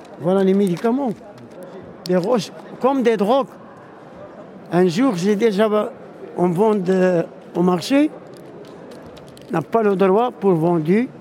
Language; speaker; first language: French; non-native, local second language; Arabic